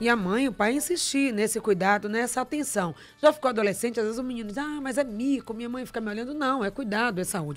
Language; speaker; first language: Portuguese; native; Portuguese